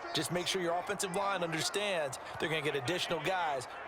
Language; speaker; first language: English; native; English